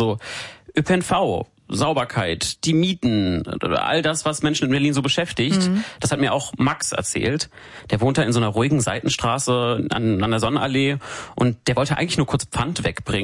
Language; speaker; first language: German; native; German